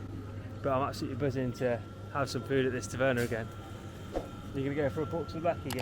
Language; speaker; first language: English; native; English